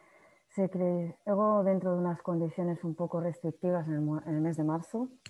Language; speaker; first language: Spanish; native; Spanish